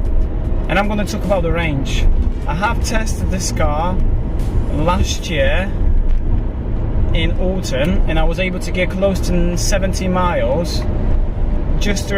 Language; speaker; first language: English; non-native, fluent; Polish